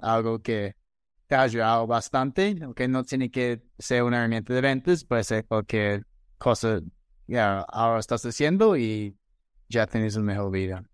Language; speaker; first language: Spanish; non-native, fluent; English